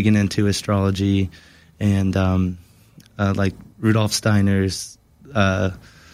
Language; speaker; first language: English; native; English